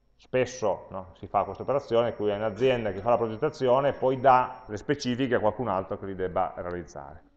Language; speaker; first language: Italian; native; Italian